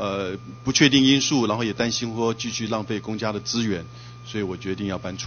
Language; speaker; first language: Chinese; native; Chinese